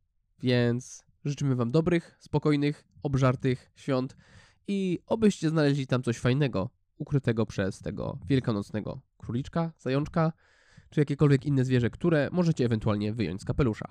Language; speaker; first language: Polish; native; Polish